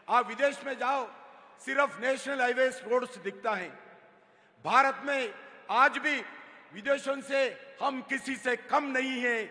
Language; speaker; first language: Hindi; non-native, local second language; Telugu